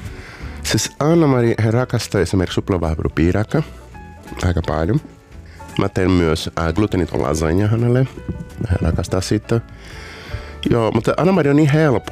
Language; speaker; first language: Finnish; non-native, fluent; Portuguese